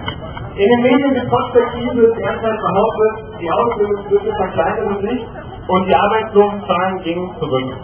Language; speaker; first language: German; native; German